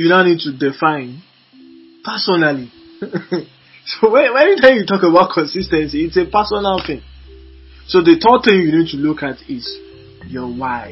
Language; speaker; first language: English; non-native, local second language; Yoruba